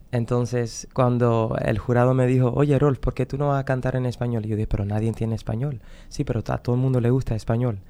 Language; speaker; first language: Spanish; early bilingual, heritage; Spanish